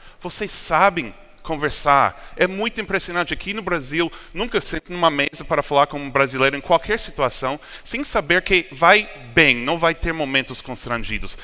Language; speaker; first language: Portuguese; non-native, fluent; English